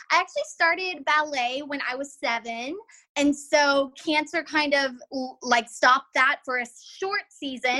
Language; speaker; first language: English; native; English